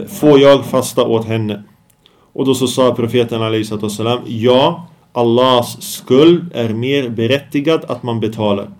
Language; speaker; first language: Swedish; early bilingual, other home language; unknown